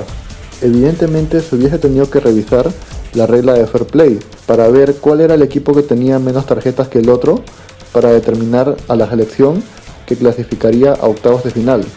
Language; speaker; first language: Spanish; native; Spanish